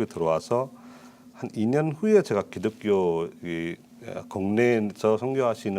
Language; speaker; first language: Korean; non-native, fluent; Nepali